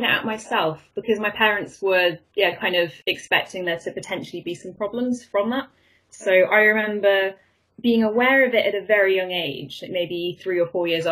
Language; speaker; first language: English; native; English